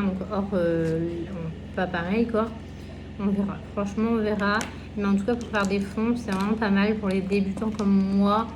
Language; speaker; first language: French; native; French